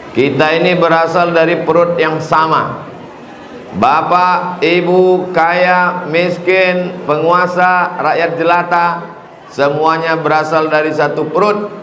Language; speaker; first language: Indonesian; native; Indonesian